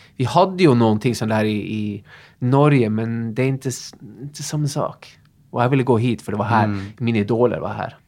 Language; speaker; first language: Swedish; non-native, fluent; Norwegian